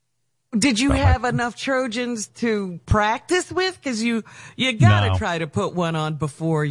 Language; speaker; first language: English; native; English